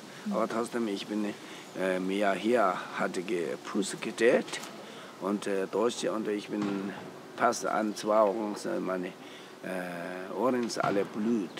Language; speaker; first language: German; non-native, learner; Tibetan